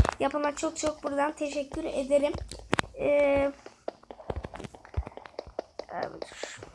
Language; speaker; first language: Turkish; native; Turkish